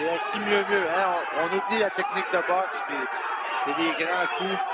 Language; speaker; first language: French; native; French